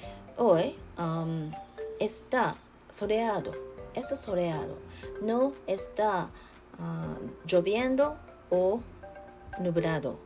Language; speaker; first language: Spanish; non-native, learner; Japanese